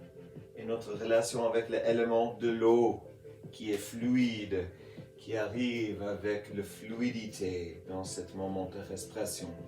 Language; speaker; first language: French; non-native, fluent; English